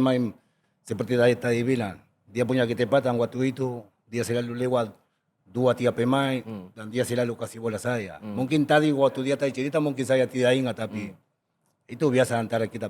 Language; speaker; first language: Indonesian; non-native, fluent; Spanish